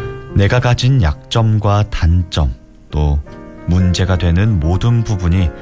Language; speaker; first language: Korean; native; Korean